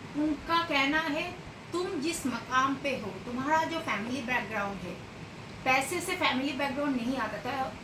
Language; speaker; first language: Hindi; non-native, local second language; Bangla